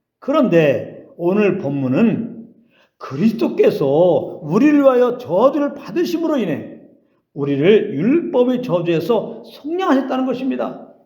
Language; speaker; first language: Korean; native; Korean